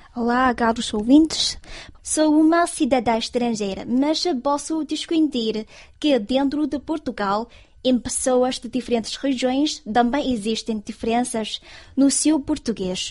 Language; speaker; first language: Portuguese; non-native, fluent; Chinese